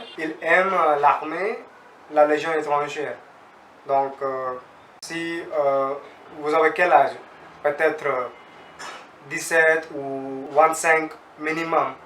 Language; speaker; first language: French; non-native, learner; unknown